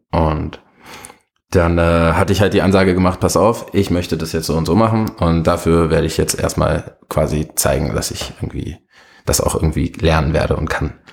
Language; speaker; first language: German; early bilingual, other home language; Arabic